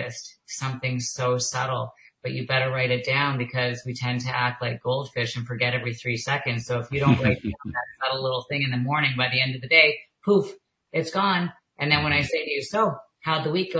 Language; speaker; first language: English; native; English